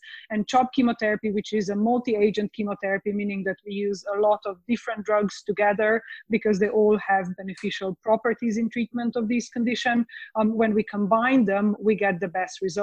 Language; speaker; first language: English; non-native, fluent; Slovenian